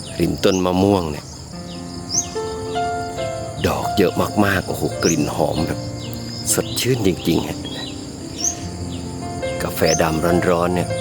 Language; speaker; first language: Thai; native; Thai